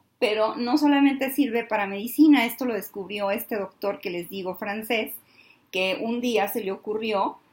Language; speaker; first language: Spanish; native; Spanish